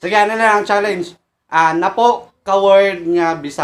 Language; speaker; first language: Cebuano; non-native, local second language; Filipino